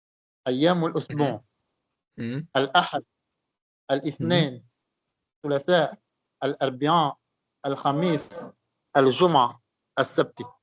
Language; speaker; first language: Arabic; non-native, learner; Comorian